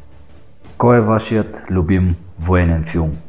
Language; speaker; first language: Bulgarian; native; Bulgarian